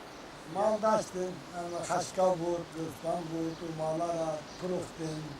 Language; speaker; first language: Persian; non-native, local second language; Kyrgyz